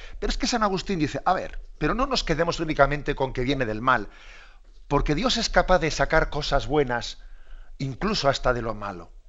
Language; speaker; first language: Spanish; native; Spanish